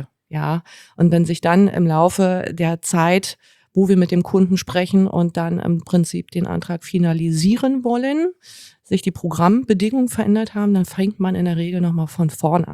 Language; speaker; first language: German; native; German